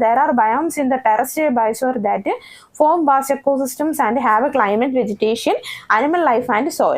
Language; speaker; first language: English; non-native, local second language; Malayalam